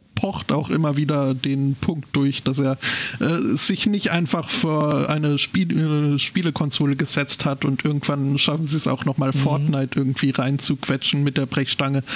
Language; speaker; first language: German; non-native, fluent; English